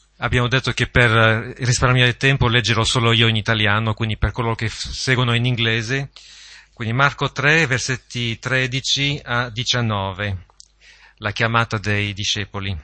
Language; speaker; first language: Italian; native; Italian